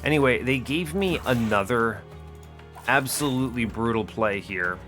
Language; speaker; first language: English; native; English